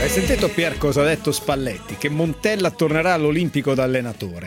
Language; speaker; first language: Italian; native; Italian